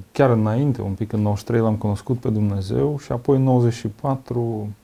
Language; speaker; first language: Romanian; non-native, fluent; Russian